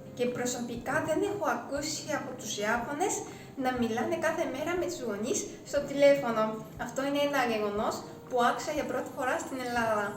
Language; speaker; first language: Greek; non-native, fluent; Japanese